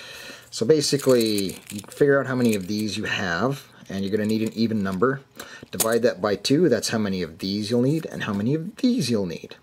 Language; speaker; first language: English; native; English